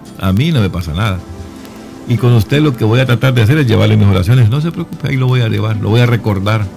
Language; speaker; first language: Spanish; native; Spanish